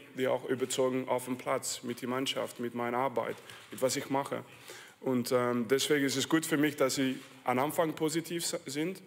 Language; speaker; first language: German; non-native, fluent; French